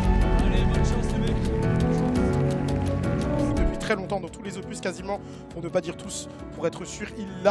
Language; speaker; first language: French; native; French